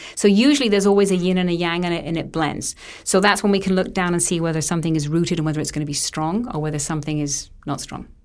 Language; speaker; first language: English; native; English